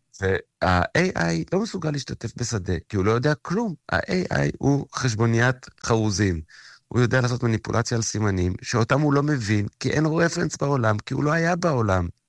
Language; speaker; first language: Hebrew; native; Hebrew